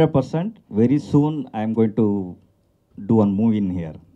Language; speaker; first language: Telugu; non-native, learner; Kannada